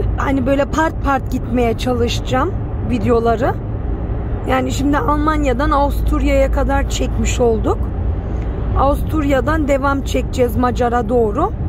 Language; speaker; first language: Turkish; early bilingual, heritage; Turkish